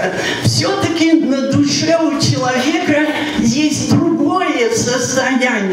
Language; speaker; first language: Russian; native; Russian